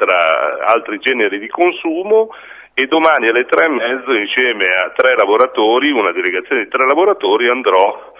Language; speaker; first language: Italian; native; Italian